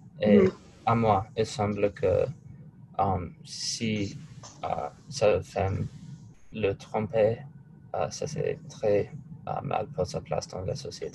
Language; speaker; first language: French; non-native, learner; English